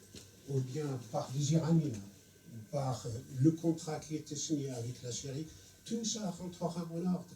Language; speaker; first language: French; non-native, fluent; Arabic